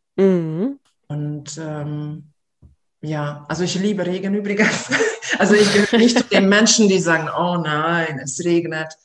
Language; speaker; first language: German; non-native, fluent; Hungarian